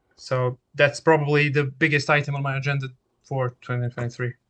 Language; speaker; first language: English; non-native, fluent; Serbian